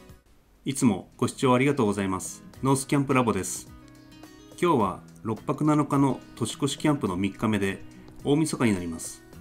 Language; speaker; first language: Japanese; native; Japanese